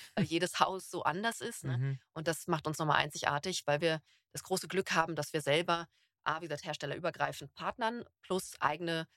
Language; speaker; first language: German; native; German